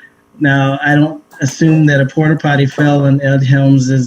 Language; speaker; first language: English; native; English